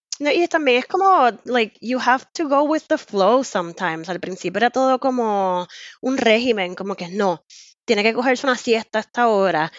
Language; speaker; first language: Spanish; native; Spanish